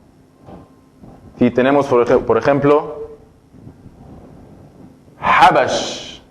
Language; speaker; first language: Spanish; non-native, fluent; Arabic